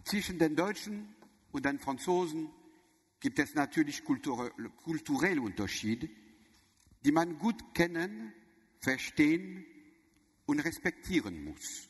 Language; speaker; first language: German; non-native, learner; French